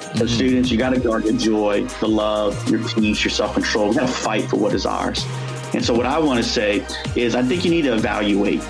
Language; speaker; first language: English; native; English